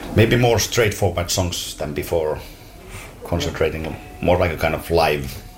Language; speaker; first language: English; non-native, fluent; Finnish